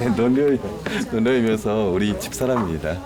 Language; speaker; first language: Korean; non-native, fluent; Japanese